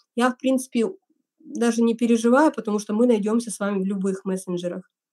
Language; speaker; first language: Russian; native; Russian